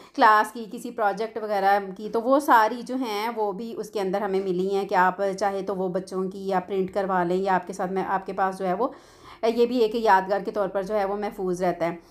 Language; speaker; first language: Urdu; non-native, local second language; Punjabi